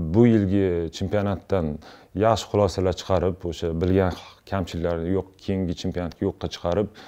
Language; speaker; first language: Uzbek; non-native, local second language; Russian